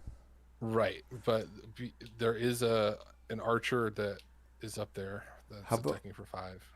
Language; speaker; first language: English; native; English